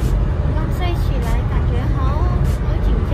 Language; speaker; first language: Chinese; non-native, learner; Vietnamese